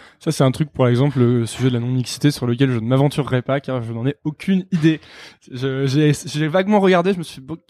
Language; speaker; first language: French; native; French